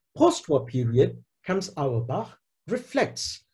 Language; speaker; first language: English; non-native, local second language; Hindi